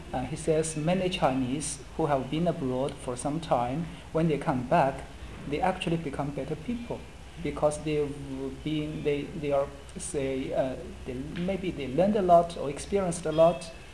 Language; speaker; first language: English; non-native, fluent; Chinese